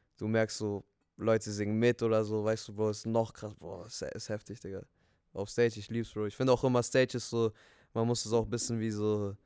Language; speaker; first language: German; early bilingual, other home language; Spanish